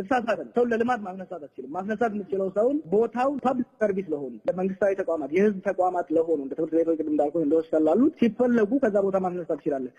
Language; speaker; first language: Amharic; non-native, local second language; Oromo